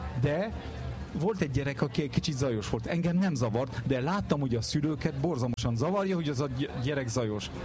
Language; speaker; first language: Hungarian; non-native, fluent; French